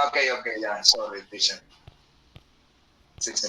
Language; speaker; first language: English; non-native, learner; Spanish